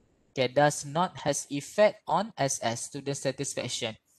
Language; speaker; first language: English; non-native, local second language; Malay